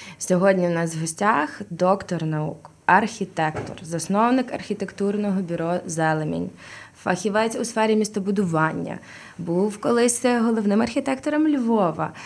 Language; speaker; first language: Ukrainian; non-native, local second language; Russian